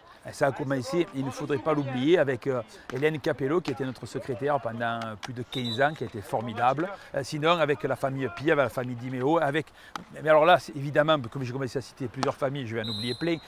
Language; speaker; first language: French; native; French